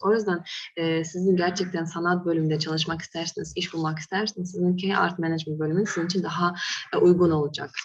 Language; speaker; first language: Turkish; non-native, fluent; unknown